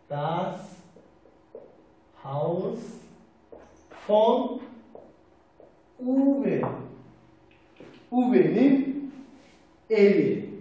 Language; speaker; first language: German; non-native, fluent; Turkish